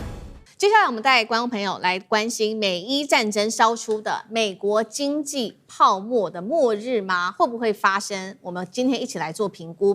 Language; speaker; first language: Chinese; native; Chinese